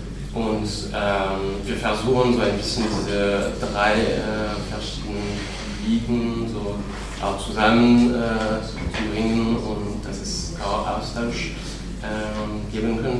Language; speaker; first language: German; non-native, fluent; French